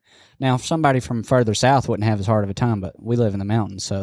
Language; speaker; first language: English; native; English